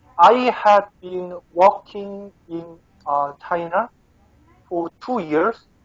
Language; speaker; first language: English; non-native, learner; Korean